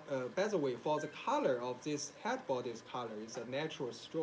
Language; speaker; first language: English; non-native, learner; Chinese